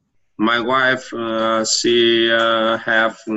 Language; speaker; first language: English; non-native, learner; Vietnamese